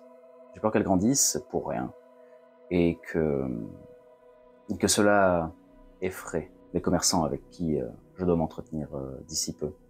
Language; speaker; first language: French; native; French